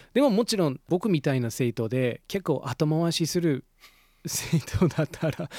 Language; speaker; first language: Japanese; non-native, fluent; English